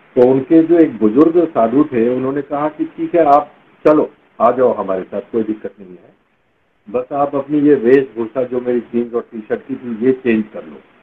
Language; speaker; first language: Hindi; native; Hindi